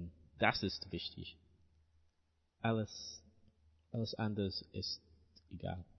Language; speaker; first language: German; non-native, learner; English